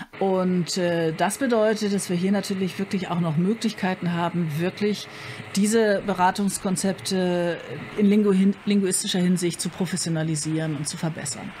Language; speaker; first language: German; native; German